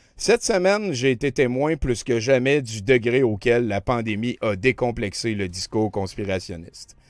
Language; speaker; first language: French; native; French